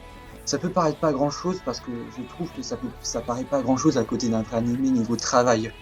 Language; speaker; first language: French; native; French